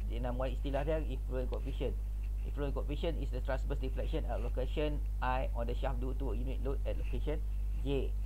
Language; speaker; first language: English; non-native, local second language; Malay